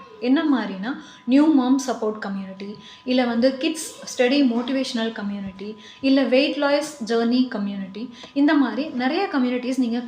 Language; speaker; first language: Tamil; native; Tamil